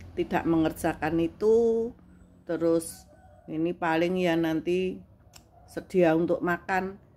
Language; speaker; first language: Indonesian; non-native, local second language; Javanese